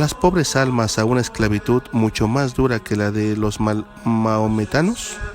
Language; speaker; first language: Spanish; native; Spanish